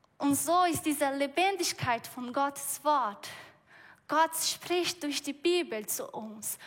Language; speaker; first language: German; non-native, fluent; Portuguese